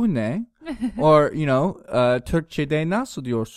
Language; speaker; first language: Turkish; non-native, learner; English